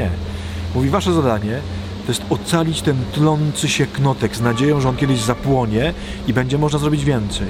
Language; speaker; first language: Polish; native; Polish